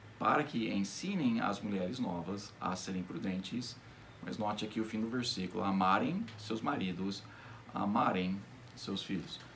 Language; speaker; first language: Portuguese; non-native, fluent; English